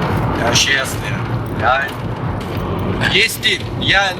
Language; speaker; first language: Russian; non-native, learner; Turkish